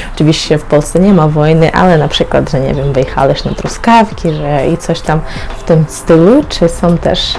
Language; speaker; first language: Polish; non-native, fluent; Ukrainian